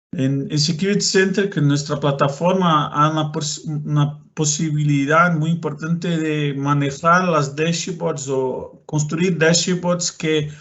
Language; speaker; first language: Spanish; non-native, fluent; Portuguese